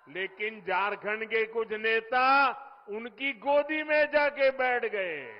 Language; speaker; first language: Hindi; non-native, local second language; Gujarati